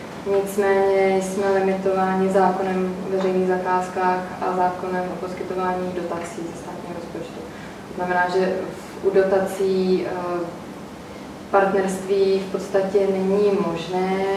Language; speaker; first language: Czech; native; Czech